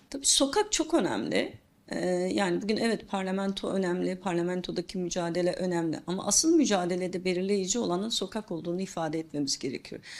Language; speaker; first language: Turkish; non-native, local second language; Kurdish